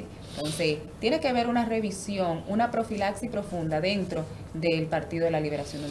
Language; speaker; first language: Spanish; native; Spanish